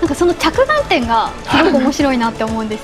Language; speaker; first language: Japanese; native; Japanese